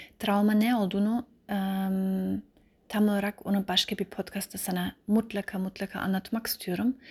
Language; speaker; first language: Turkish; early bilingual, heritage; Turkish